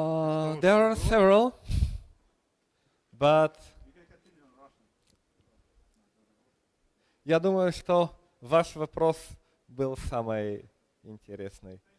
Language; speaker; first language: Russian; non-native, learner; Bulgarian